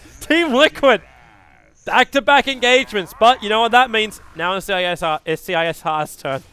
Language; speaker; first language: English; native; English